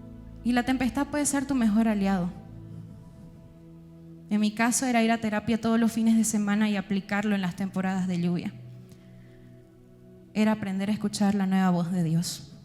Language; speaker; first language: Spanish; native; Spanish